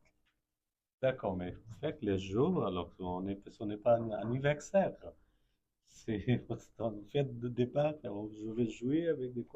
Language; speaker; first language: French; non-native, fluent; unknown